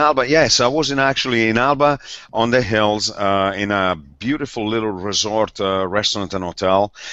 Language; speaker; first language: English; non-native, fluent; Italian